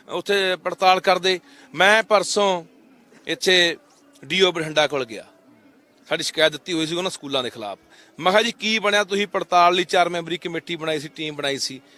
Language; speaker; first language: Punjabi; native; Punjabi